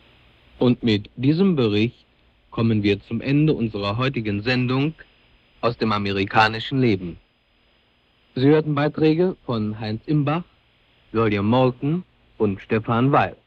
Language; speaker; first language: German; native; German